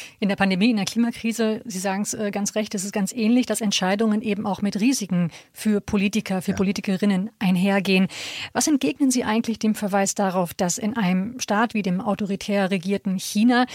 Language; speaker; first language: German; native; German